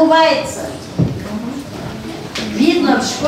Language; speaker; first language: Russian; non-native, local second language; Kyrgyz